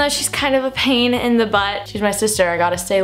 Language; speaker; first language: English; native; English